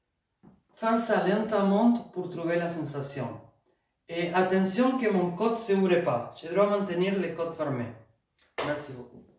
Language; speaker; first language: French; non-native, fluent; Spanish